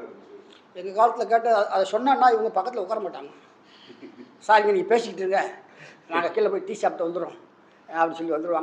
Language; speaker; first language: Tamil; native; Tamil